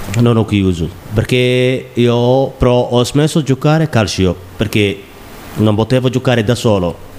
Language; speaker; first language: Italian; non-native, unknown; Somali